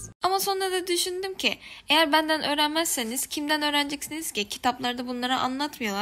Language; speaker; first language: Turkish; non-native, fluent; Korean